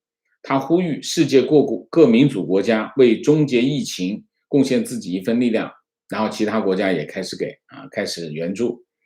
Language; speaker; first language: Chinese; native; Chinese